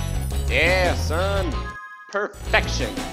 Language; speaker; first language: English; native; English